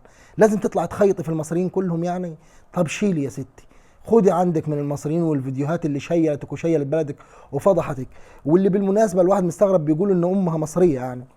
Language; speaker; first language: Arabic; native; Arabic